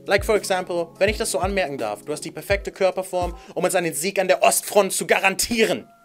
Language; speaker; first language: German; native; German